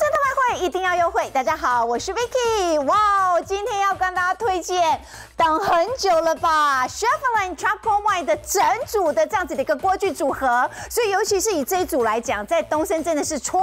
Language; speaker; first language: Chinese; native; Chinese